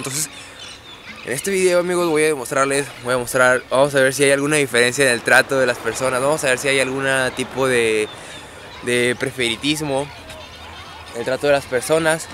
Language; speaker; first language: Spanish; native; Spanish